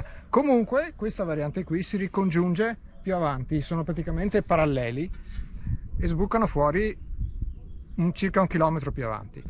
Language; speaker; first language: Italian; native; Italian